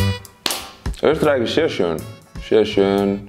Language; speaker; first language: German; non-native, learner; Icelandic